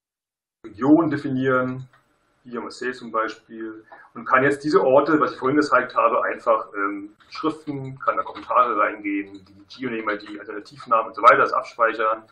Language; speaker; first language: German; native; German